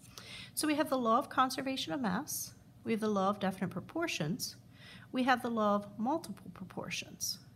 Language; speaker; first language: English; native; English